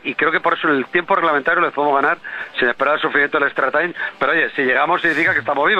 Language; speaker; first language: Spanish; native; Spanish